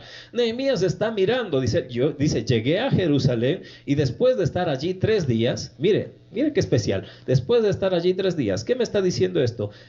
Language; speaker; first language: Spanish; native; Spanish